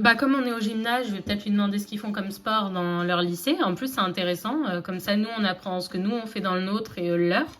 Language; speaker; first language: French; native; French